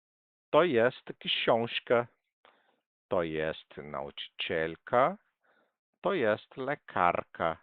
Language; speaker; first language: Polish; non-native, fluent; Portuguese